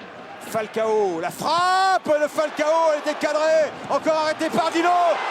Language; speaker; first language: French; native; French